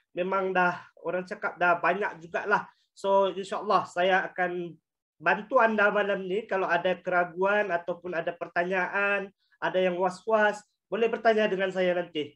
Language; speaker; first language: Malay; native; Malay